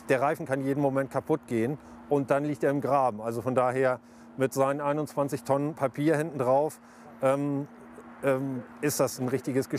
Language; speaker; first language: German; native; German